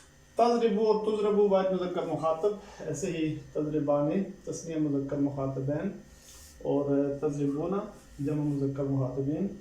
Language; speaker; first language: Urdu; native; Urdu